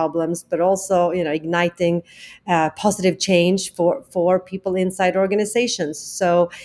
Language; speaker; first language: English; non-native, fluent; Swedish